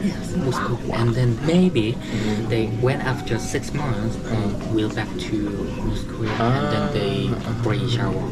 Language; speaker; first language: English; non-native, learner; Korean